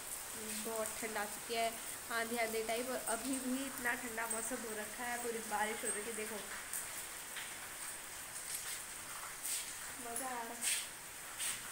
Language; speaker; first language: Hindi; native; Hindi